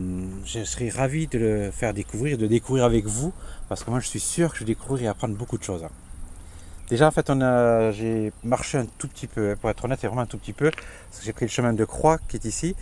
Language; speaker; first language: French; native; French